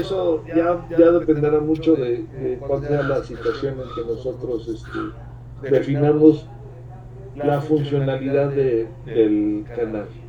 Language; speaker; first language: Spanish; native; Spanish